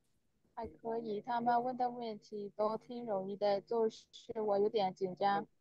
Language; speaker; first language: Chinese; non-native, learner; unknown